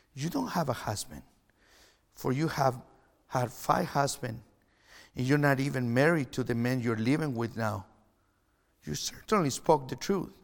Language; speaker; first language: English; non-native, fluent; Spanish